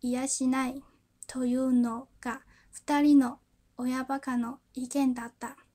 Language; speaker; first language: Japanese; non-native, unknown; Chinese